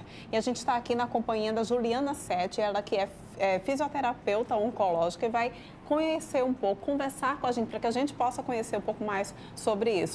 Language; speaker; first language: Portuguese; native; Portuguese